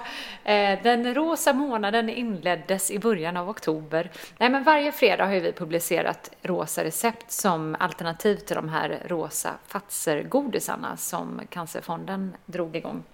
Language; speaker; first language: Swedish; native; Swedish